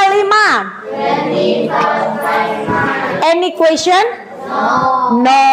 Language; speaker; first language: English; non-native, learner; Indonesian